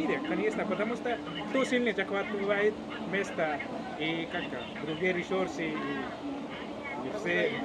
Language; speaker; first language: Russian; non-native, learner; Hindi